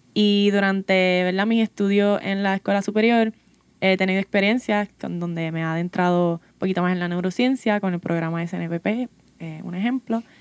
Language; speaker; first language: Spanish; native; Spanish